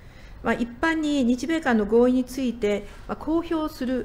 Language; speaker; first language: Japanese; native; Japanese